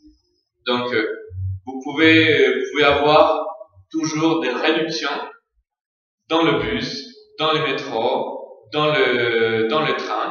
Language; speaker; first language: French; non-native, fluent; Spanish